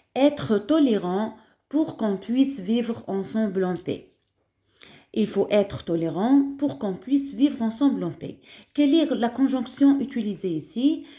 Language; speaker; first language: French; non-native, local second language; Arabic